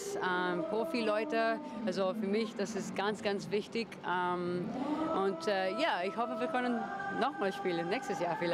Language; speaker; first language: German; non-native, learner; English